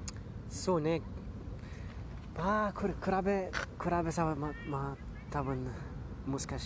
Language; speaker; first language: Japanese; non-native, learner; German